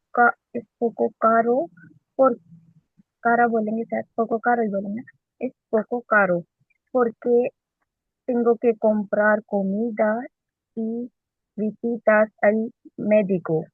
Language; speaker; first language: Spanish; non-native, learner; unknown